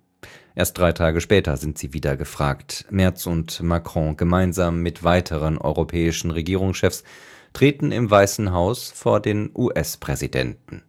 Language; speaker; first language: German; native; German